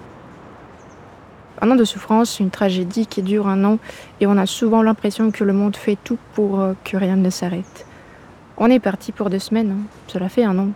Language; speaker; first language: French; non-native, fluent; Ukrainian